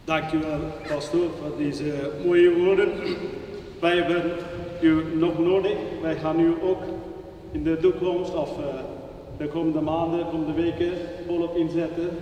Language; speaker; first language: Dutch; non-native, fluent; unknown